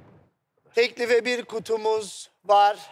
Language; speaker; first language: Turkish; native; Turkish